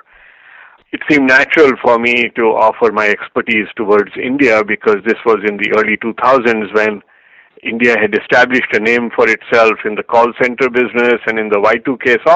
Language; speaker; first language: English; non-native, local second language; Hindi